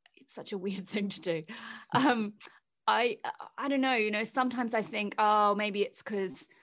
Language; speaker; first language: English; native; English